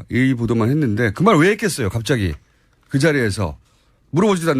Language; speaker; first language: Korean; native; Korean